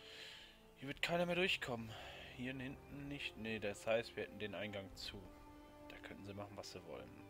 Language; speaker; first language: German; native; German